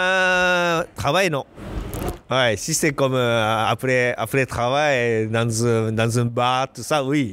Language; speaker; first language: French; non-native, learner; Japanese